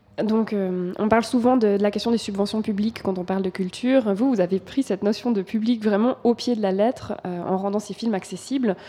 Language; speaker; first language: French; native; French